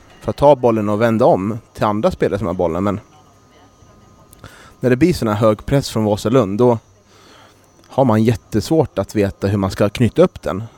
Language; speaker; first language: Swedish; native; Swedish